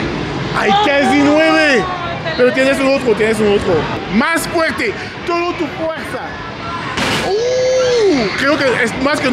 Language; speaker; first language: Spanish; non-native, learner; English